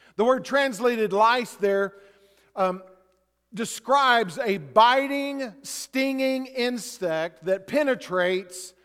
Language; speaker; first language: English; native; English